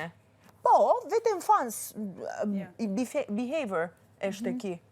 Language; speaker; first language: Albanian; early bilingual, heritage; Albanian